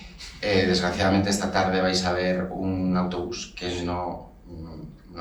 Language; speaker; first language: Spanish; native; Spanish